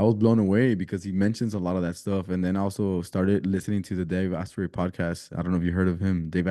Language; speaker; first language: English; early bilingual, other home language; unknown